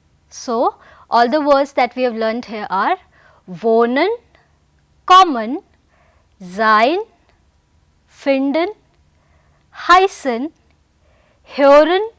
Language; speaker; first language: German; non-native, fluent; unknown